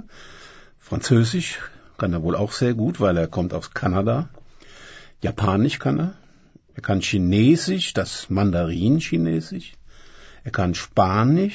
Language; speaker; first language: German; native; German